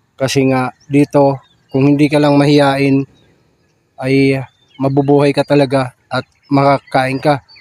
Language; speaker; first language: Filipino; non-native, local second language; Cebuano